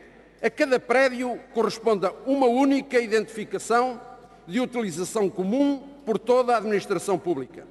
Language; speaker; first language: Portuguese; native; Portuguese